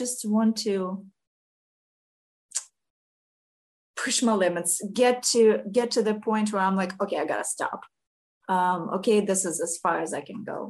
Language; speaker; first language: English; non-native, fluent; Ukrainian